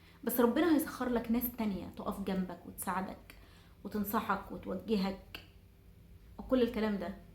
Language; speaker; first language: Arabic; native; Arabic